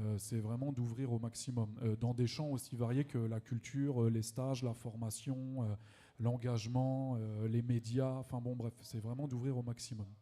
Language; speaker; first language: French; native; French